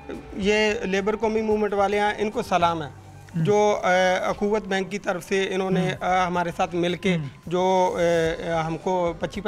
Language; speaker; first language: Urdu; non-native, local second language; Punjabi